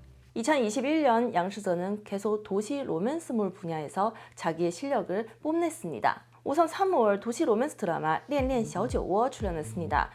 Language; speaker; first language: Korean; non-native, fluent; Chinese